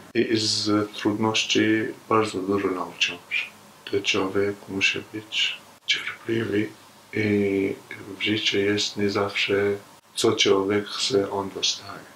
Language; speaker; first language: Polish; non-native, fluent; Arabic